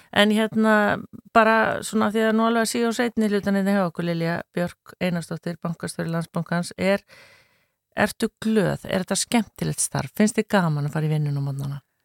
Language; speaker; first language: Icelandic; native; Icelandic